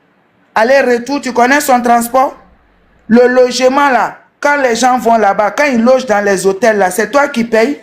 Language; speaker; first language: French; non-native, local second language; Bambara